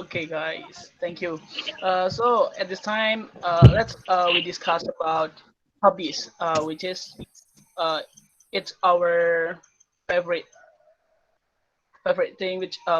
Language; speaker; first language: English; non-native, learner; Indonesian